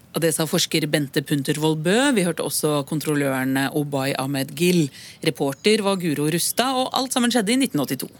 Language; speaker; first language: Norwegian; native; Norwegian